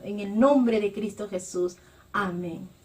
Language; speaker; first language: Spanish; native; Spanish